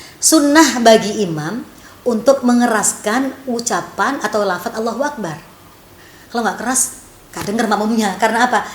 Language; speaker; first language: Indonesian; non-native, local second language; Javanese